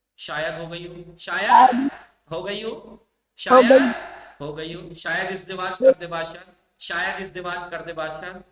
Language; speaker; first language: Urdu; native; Urdu